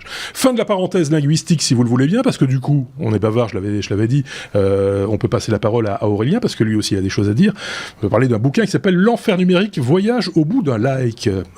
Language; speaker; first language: French; native; French